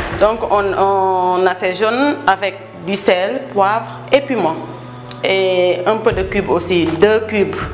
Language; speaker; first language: French; non-native, local second language; Wolof